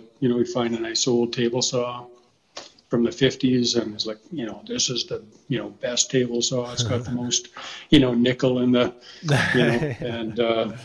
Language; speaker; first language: English; native; English